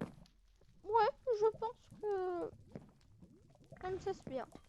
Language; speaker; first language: French; native; French